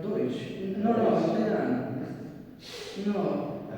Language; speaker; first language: Italian; non-native, learner; French